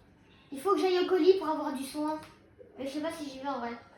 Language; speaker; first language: French; native; French